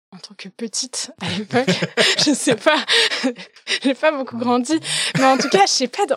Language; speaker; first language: French; native; French